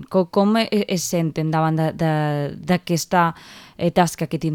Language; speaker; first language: Catalan; native; Catalan